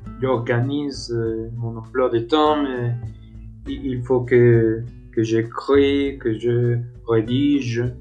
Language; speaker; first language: French; non-native, learner; Spanish